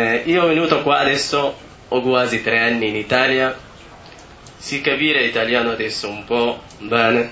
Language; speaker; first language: Italian; non-native, learner; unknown